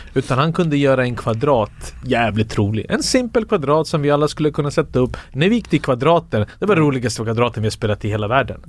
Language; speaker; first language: Swedish; early bilingual, other home language; Serbian